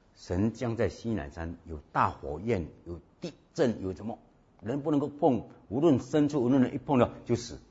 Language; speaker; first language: Chinese; native; Chinese